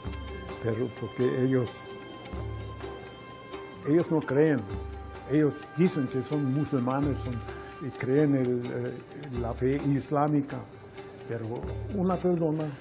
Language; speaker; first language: Spanish; non-native, fluent; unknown